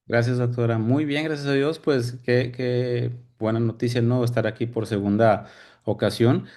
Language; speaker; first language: Spanish; native; Spanish